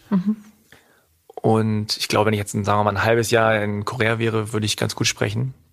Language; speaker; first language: German; native; German